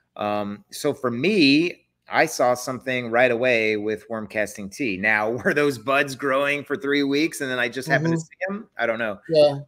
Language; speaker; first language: English; native; English